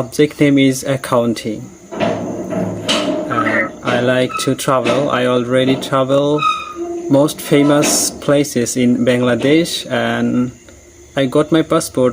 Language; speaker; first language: English; non-native, learner; Bangla